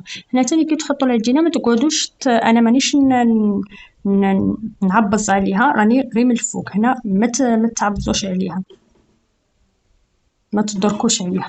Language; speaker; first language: Arabic; native; Arabic